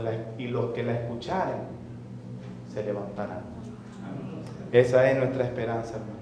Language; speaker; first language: Spanish; native; Spanish